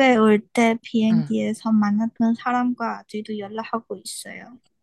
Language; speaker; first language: Korean; non-native, learner; Chinese